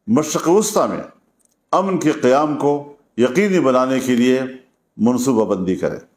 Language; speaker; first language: Urdu; non-native, local second language; Pashto